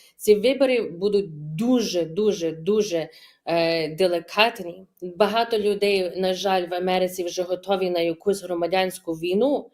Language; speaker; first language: Ukrainian; early bilingual, heritage; Ukrainian